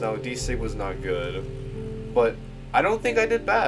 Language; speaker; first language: English; native; English